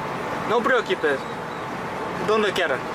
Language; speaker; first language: Spanish; non-native, learner; English